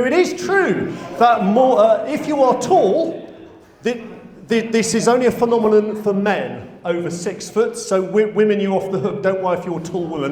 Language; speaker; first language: English; native; English